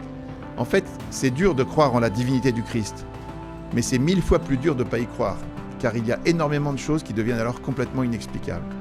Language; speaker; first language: French; native; French